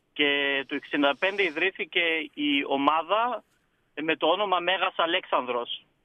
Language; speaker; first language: Greek; early bilingual, heritage; Greek